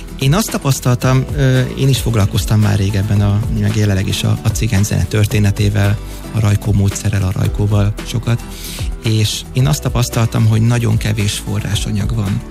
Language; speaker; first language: Hungarian; native; Hungarian